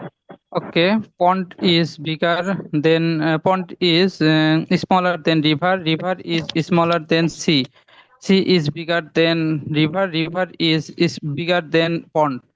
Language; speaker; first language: English; non-native, learner; Bangla